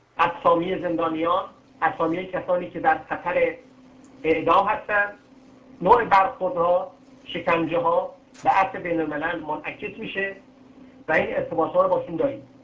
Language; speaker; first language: Persian; non-native, local second language; Arabic